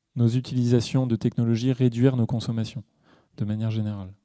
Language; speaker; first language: French; native; French